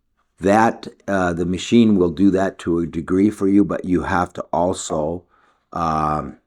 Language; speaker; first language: English; native; English